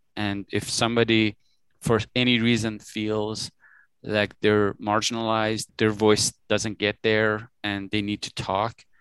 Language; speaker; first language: English; early bilingual, other home language; Persian